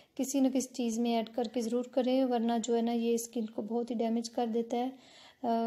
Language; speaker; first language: Urdu; native; Urdu